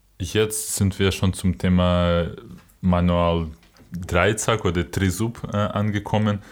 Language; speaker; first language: German; non-native, fluent; Ukrainian